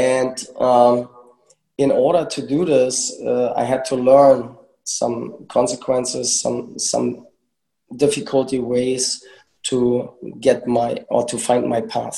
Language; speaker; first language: English; early bilingual, other home language; German